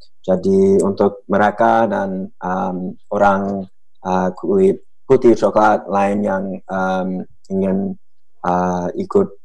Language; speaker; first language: Indonesian; non-native, fluent; English